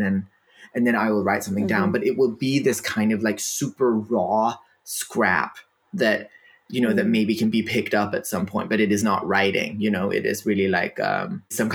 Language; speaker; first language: English; non-native, fluent; Danish